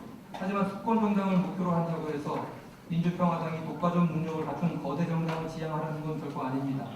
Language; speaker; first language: Korean; native; Korean